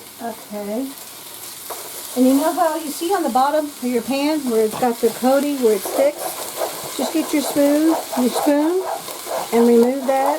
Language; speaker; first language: English; native; English